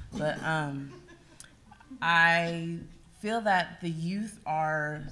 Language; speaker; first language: English; native; English